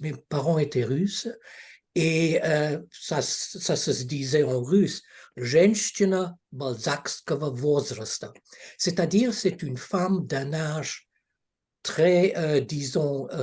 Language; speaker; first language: French; non-native, fluent; Russian